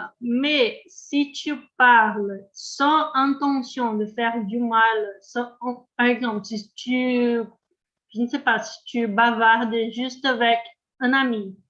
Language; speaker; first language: French; non-native, learner; Portuguese